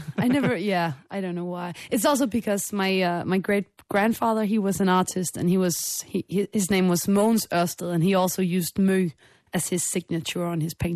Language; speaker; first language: English; non-native, fluent; Danish